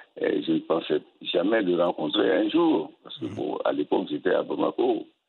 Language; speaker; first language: French; non-native, local second language; Bambara